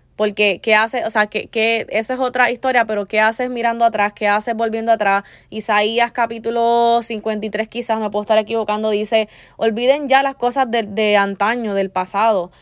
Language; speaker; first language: Spanish; early bilingual, heritage; Spanish